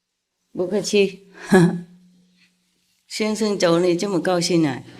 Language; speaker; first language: Chinese; non-native, fluent; Vietnamese